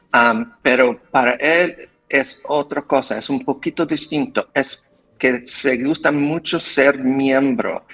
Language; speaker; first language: Spanish; non-native, fluent; English